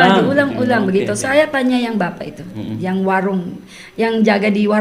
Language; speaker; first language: Indonesian; non-native, learner; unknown